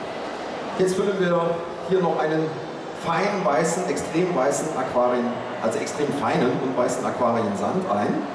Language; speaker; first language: German; native; German